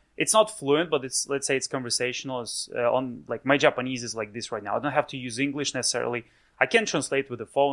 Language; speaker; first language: English; non-native, fluent; Russian